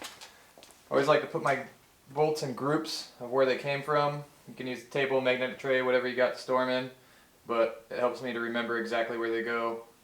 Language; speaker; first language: English; native; English